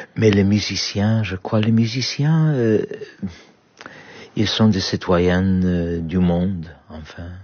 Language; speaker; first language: French; non-native, learner; Polish